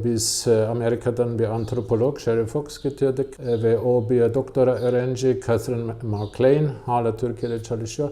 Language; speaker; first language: Turkish; non-native, fluent; German